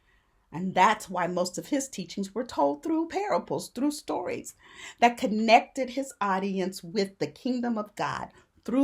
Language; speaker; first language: English; native; English